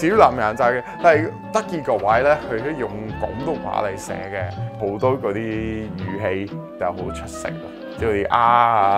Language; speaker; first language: Chinese; non-native, fluent; English